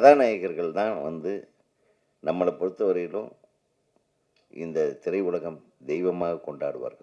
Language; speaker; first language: Tamil; native; Tamil